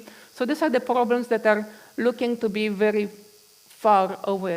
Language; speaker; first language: English; non-native, fluent; Romanian